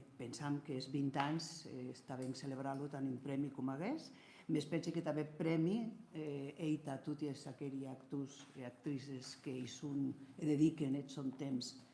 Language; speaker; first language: Catalan; non-native, local second language; Occitan